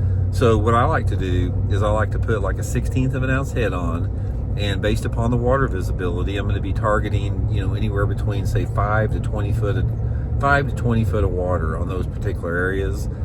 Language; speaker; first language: English; native; English